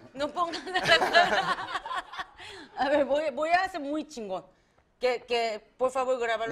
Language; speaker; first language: Spanish; non-native, fluent; Japanese